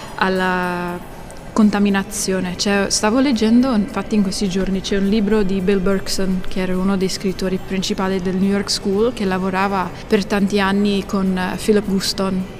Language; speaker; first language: Italian; non-native, fluent; English